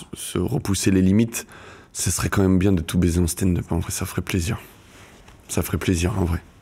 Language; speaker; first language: French; native; French